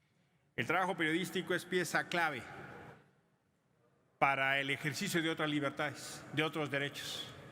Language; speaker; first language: Spanish; native; Spanish